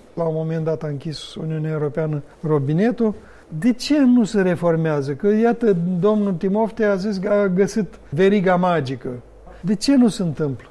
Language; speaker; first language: Romanian; native; Romanian